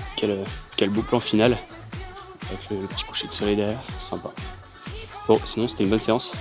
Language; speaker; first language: French; native; French